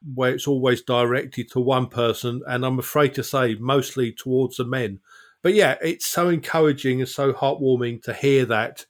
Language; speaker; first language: English; native; English